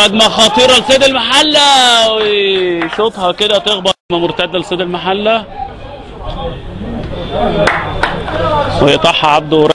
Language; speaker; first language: Arabic; native; Arabic